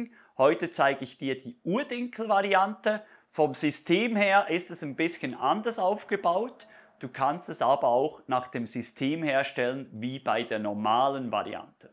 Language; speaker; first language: German; native; German